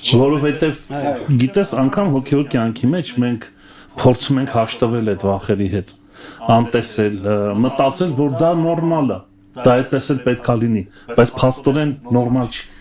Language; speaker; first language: Armenian; native; Armenian